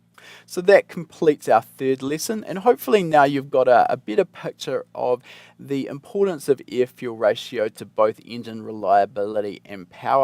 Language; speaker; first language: English; native; English